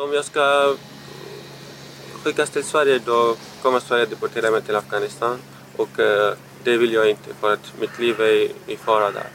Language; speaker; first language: Swedish; early bilingual, other home language; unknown